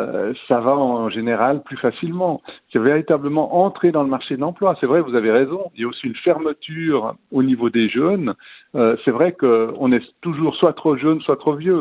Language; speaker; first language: French; native; French